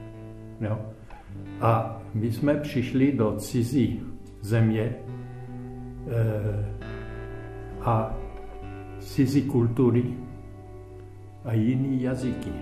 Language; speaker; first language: Czech; early bilingual, heritage; Czech